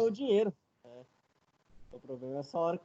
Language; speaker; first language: Portuguese; native; Portuguese